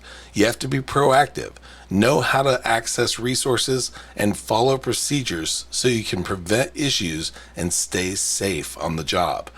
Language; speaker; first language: English; native; English